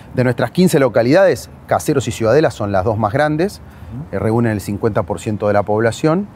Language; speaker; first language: Spanish; native; Spanish